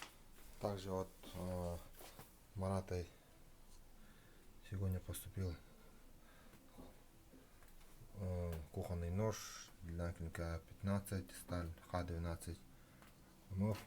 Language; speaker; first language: Russian; native; Russian